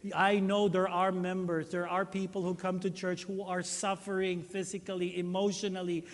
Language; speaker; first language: English; non-native, local second language; Filipino